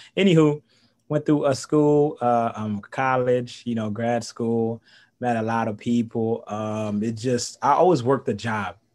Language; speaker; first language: English; early bilingual, other home language; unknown